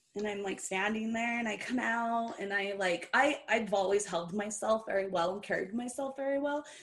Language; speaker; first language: English; early bilingual, other home language; Portuguese